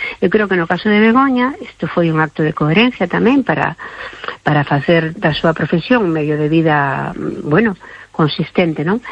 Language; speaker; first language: Galician; non-native, local second language; Spanish